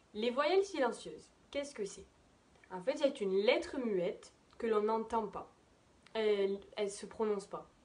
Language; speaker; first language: French; native; French